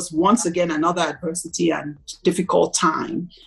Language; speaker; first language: English; non-native, local second language; Igbo